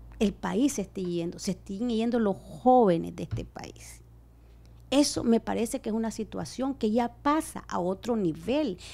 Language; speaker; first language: Spanish; native; Spanish